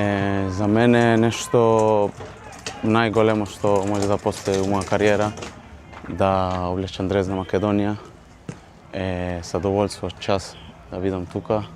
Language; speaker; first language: Macedonian; early bilingual, heritage; Macedonian